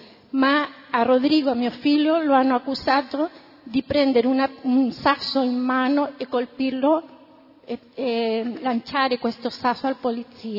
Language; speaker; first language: Italian; non-native, fluent; Spanish